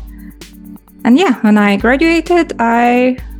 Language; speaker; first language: English; non-native, fluent; Hungarian